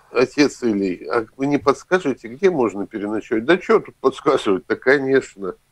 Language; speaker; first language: Russian; native; Russian